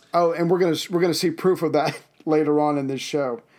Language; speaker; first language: English; native; English